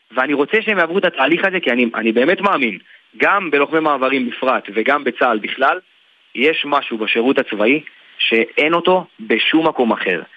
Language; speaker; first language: Hebrew; native; Hebrew